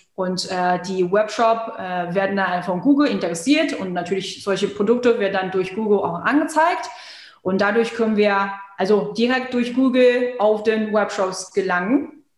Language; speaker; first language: German; non-native, fluent; Chinese